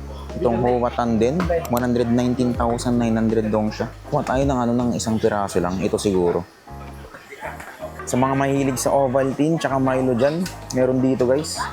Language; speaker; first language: Filipino; native; Filipino